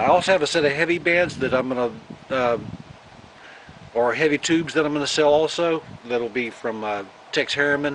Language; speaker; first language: English; native; English